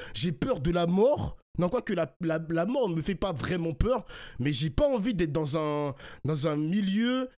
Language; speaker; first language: French; early bilingual, other home language; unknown